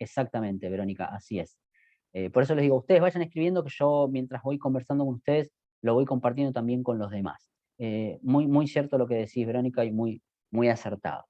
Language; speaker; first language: Spanish; native; Spanish